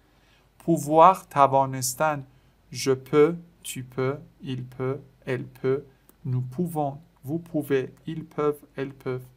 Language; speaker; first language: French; non-native, fluent; Persian